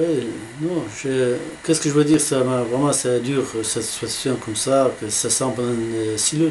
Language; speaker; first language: French; non-native, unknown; Arabic